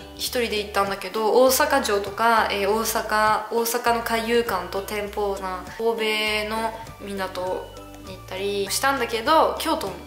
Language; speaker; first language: Japanese; non-native, fluent; French